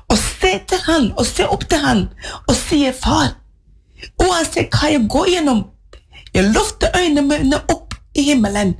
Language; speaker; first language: Norwegian; non-native, fluent; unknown